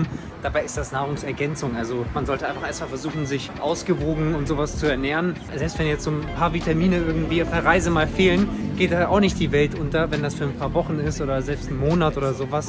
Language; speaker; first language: German; native; German